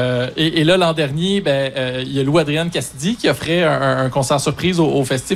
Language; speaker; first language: French; native; French